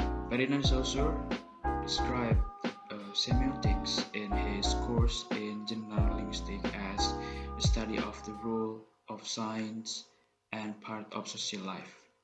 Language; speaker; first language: English; non-native, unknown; Indonesian